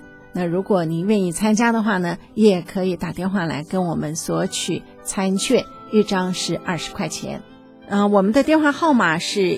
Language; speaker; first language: Chinese; native; Chinese